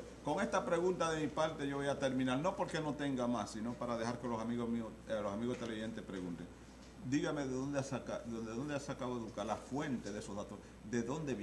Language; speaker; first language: Spanish; native; Spanish